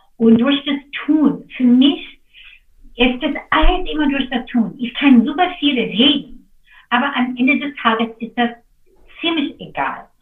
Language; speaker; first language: German; non-native, fluent; English